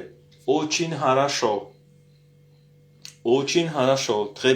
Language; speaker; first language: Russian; non-native, fluent; French